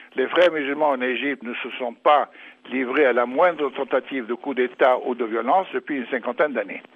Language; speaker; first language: French; non-native, fluent; English